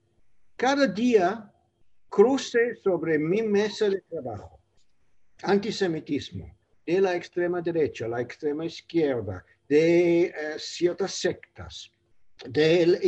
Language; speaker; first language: Spanish; non-native, fluent; English